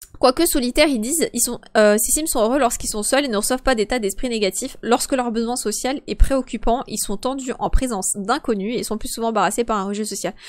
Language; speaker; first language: French; early bilingual, other home language; Polish